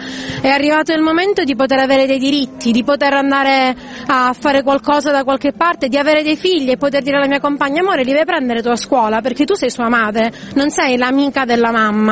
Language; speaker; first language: Italian; native; Italian